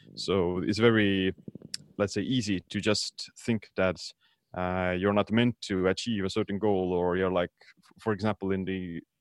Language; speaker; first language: English; non-native, fluent; Estonian